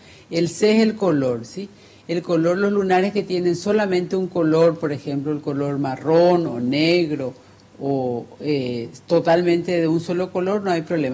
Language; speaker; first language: Spanish; native; Spanish